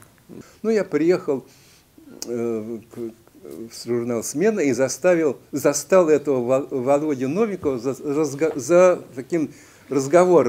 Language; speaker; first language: Russian; native; Russian